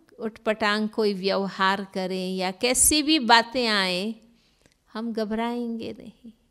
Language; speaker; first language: Hindi; non-native, local second language; Gujarati